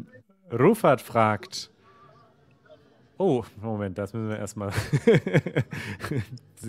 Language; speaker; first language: German; native; German